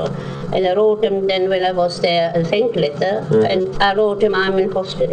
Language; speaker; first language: English; non-native, learner; German